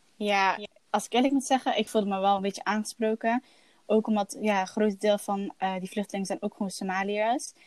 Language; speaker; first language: Dutch; early bilingual, other home language; Somali